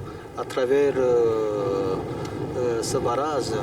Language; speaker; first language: French; non-native, fluent; Korean